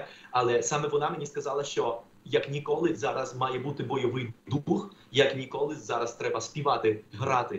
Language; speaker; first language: Ukrainian; non-native, fluent; Spanish